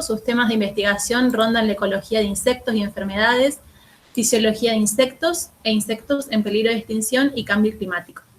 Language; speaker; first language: Spanish; native; Spanish